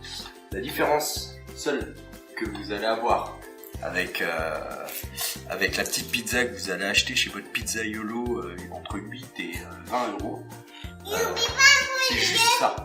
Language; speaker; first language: French; native; French